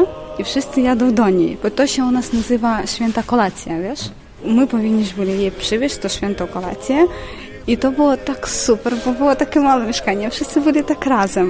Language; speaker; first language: Polish; non-native, fluent; Ukrainian